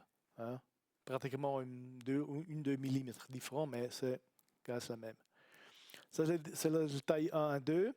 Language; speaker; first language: French; non-native, learner; Italian